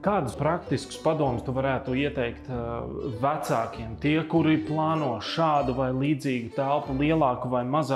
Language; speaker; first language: Latvian; native; Latvian